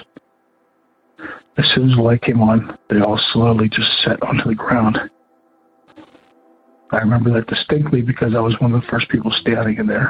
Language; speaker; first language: English; native; English